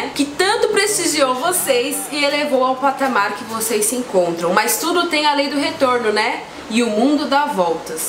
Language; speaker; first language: Portuguese; native; Portuguese